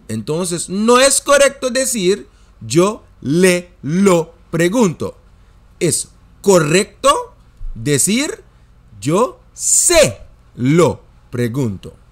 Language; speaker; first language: Spanish; non-native, fluent; Dutch